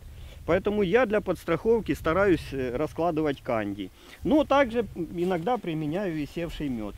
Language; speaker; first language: Russian; native; Russian